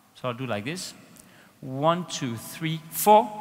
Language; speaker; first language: English; non-native, fluent; Danish